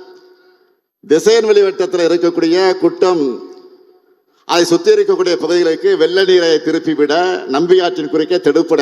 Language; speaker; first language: Tamil; native; Tamil